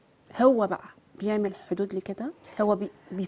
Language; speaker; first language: Arabic; native; Arabic